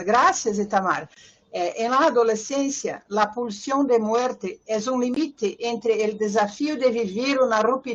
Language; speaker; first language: Spanish; non-native, fluent; Portuguese